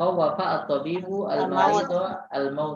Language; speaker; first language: Arabic; non-native, fluent; Indonesian